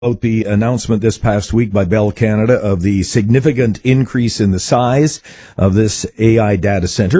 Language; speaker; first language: English; native; English